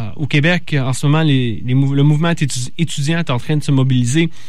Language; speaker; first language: French; native; French